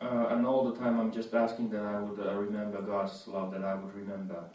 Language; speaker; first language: English; non-native, fluent; Finnish